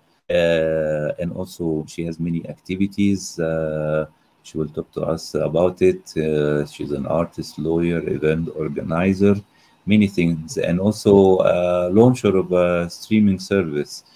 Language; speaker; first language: English; non-native, fluent; Arabic